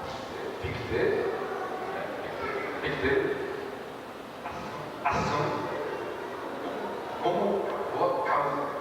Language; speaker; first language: Portuguese; non-native, learner; Japanese